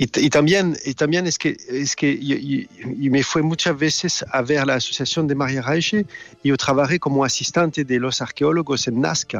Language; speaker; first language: Spanish; non-native, fluent; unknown